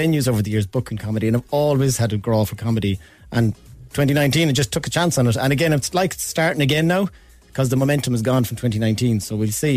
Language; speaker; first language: English; native; English